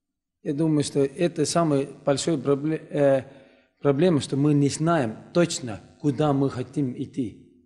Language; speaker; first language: Russian; non-native, learner; Estonian